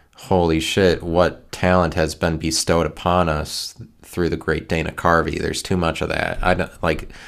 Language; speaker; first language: English; native; English